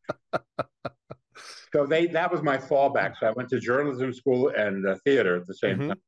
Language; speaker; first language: English; native; English